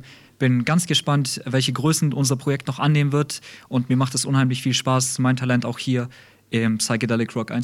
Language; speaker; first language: German; early bilingual, other home language; Russian